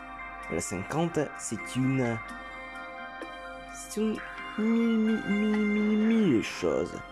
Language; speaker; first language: French; non-native, learner; Russian